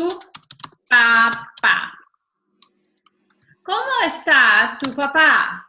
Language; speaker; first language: Spanish; non-native, fluent; English